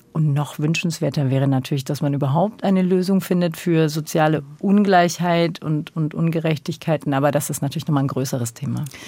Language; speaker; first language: German; early bilingual, other home language; Turkish